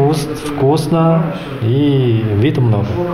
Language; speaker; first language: Russian; non-native, learner; Chinese